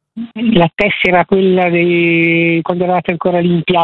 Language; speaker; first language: Italian; native; Italian